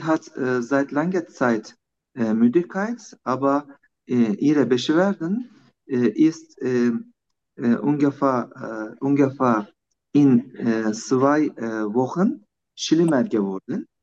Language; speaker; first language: German; non-native, learner; Turkish